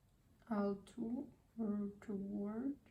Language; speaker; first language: English; non-native, learner; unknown